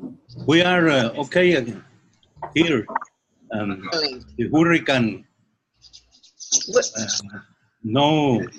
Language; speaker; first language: English; non-native, learner; Spanish